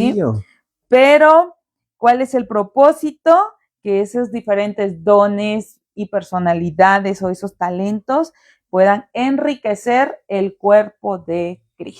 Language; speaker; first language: Spanish; native; Spanish